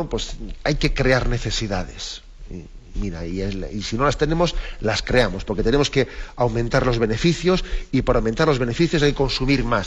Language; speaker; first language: Spanish; native; Spanish